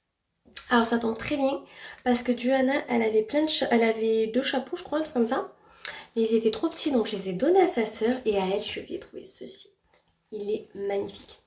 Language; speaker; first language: French; native; French